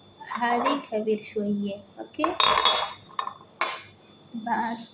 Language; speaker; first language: Arabic; non-native, learner; Amharic